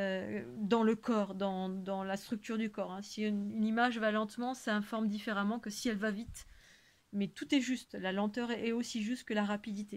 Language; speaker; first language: French; native; French